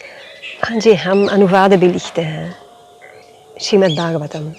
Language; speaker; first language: Hindi; non-native, fluent; Dutch